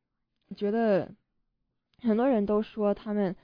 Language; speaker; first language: Chinese; early bilingual, heritage; Chinese